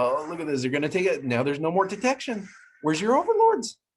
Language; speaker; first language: English; native; English